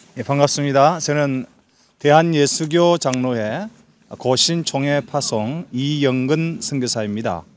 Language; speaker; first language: Korean; native; Korean